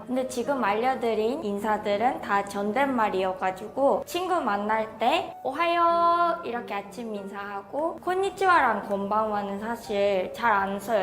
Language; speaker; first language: Korean; non-native, fluent; Japanese